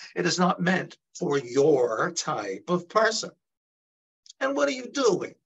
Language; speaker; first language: English; early bilingual, other home language; Italian